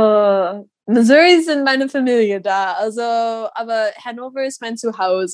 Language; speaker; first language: German; non-native, fluent; English